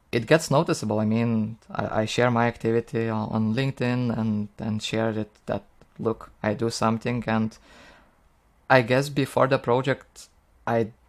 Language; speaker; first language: English; non-native, fluent; Lithuanian